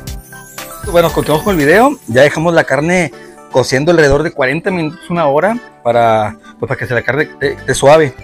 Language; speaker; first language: Spanish; native; Spanish